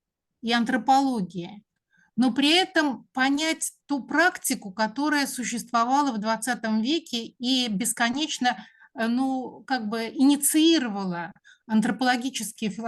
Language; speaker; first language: Russian; native; Russian